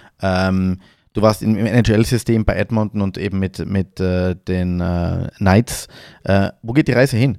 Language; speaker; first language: German; native; German